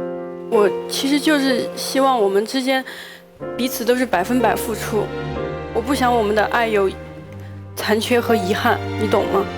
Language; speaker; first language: Chinese; native; Chinese